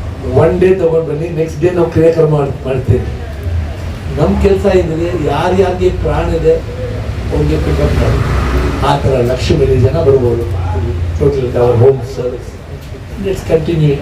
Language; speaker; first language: Kannada; non-native, local second language; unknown